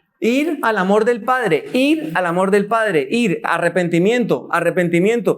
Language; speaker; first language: Spanish; native; Spanish